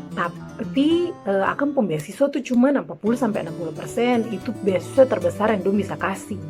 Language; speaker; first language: Indonesian; native; Indonesian